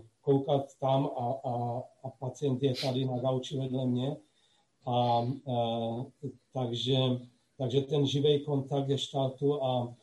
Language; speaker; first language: Czech; non-native, local second language; Slovak